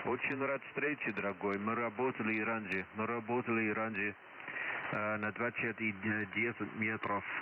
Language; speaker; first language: Russian; non-native, learner; Dutch